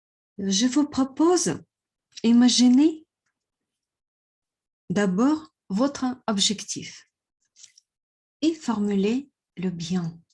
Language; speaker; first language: French; non-native, fluent; Russian